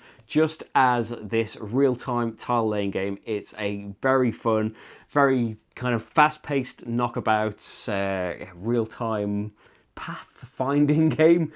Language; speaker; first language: English; native; English